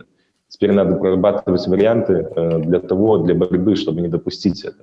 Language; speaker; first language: Russian; native; Russian